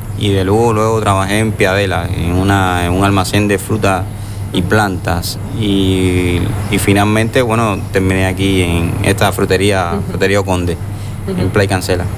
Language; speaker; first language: Spanish; native; Spanish